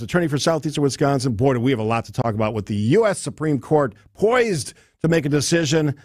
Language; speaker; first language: English; native; English